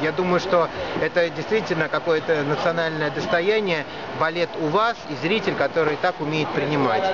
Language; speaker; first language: Russian; native; Russian